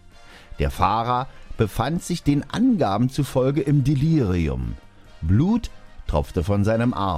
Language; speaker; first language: German; native; German